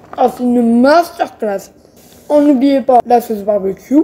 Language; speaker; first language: French; native; French